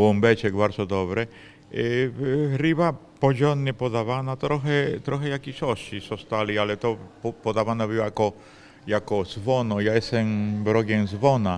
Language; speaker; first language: Polish; non-native, fluent; Spanish